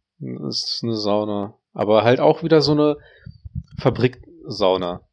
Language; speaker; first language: German; early bilingual, other home language; Russian